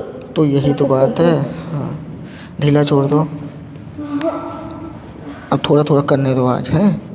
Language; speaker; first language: Hindi; native; Hindi